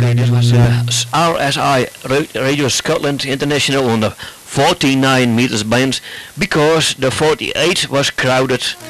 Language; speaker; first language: English; non-native, fluent; Dutch